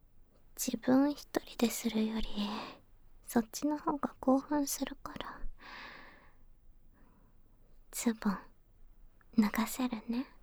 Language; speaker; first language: Japanese; native; Japanese